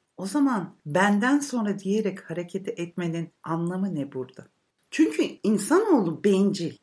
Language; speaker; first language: Turkish; native; Turkish